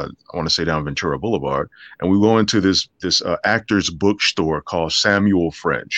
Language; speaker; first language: English; native; English